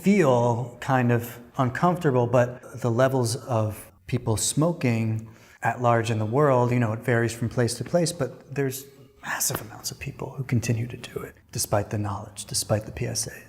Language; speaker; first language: English; native; English